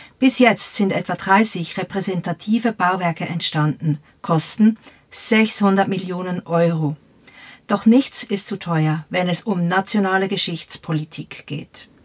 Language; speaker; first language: German; native; German